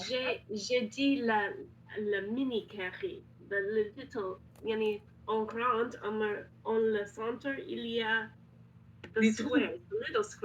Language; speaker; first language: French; non-native, learner; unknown